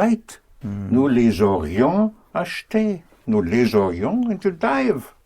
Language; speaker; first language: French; non-native, fluent; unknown